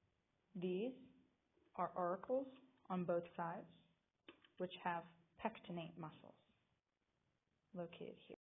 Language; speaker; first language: English; native; English